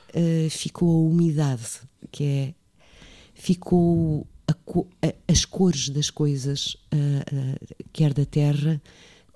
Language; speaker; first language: Portuguese; native; Portuguese